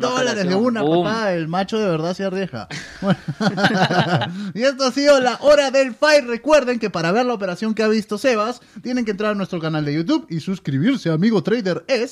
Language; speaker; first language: Spanish; native; Spanish